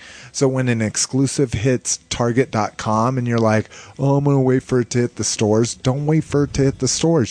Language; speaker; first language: English; native; English